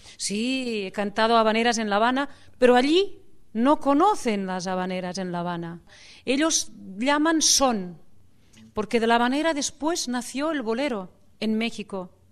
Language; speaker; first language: Spanish; non-native, local second language; Catalan